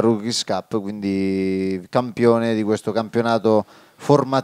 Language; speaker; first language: Italian; native; Italian